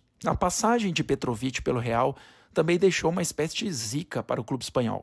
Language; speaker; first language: Portuguese; native; Portuguese